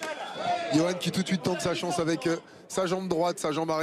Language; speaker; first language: French; native; French